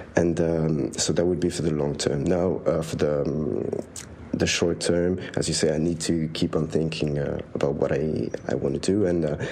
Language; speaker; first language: English; non-native, fluent; French